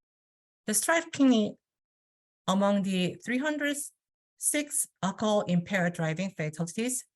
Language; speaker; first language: English; non-native, fluent; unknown